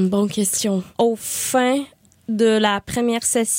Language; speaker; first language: French; non-native, learner; Spanish